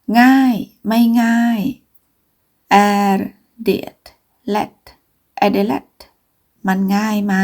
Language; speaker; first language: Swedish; non-native, fluent; Thai